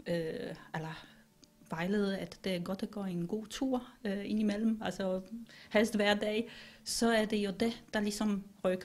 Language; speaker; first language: Danish; non-native, fluent; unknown